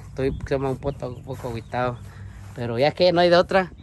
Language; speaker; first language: Spanish; early bilingual, heritage; Spanish